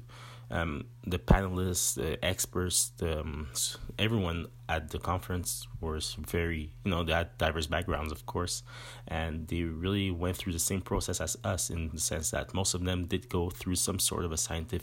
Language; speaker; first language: English; non-native, fluent; French